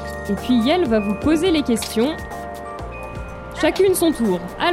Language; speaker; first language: French; native; French